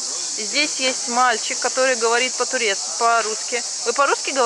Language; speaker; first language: Russian; native; Russian